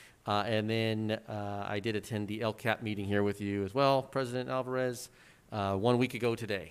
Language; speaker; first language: English; native; English